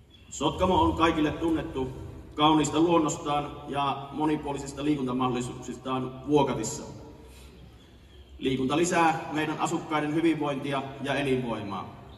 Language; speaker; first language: Finnish; native; Finnish